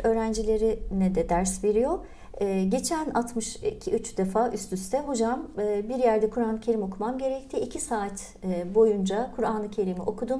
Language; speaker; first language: Turkish; native; Turkish